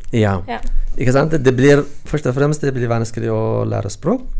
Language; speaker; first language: Norwegian; non-native, fluent; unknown